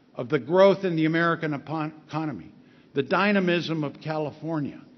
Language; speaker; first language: English; early bilingual, other home language; Spanish